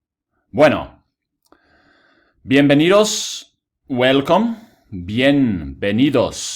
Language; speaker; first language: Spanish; non-native, fluent; English